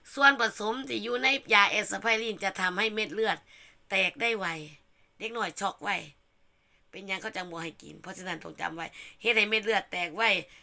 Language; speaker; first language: Thai; native; Thai